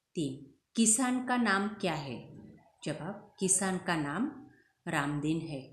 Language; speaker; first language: Hindi; non-native, local second language; Marathi